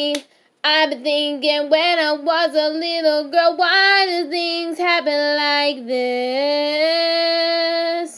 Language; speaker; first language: English; native; English